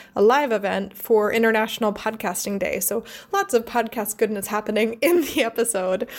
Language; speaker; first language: English; native; English